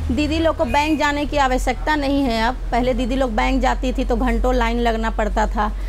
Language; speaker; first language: Hindi; native; Hindi